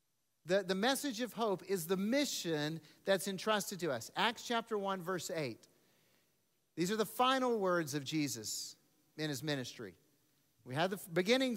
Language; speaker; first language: English; native; English